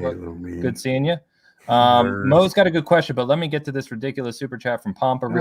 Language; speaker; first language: English; native; English